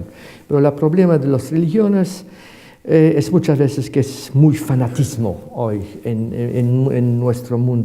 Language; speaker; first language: Spanish; non-native, fluent; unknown